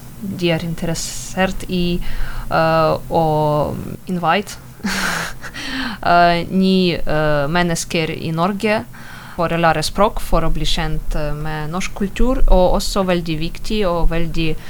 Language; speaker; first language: Norwegian; non-native, learner; Ukrainian